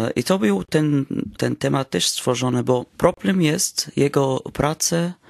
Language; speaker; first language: Polish; non-native, learner; Arabic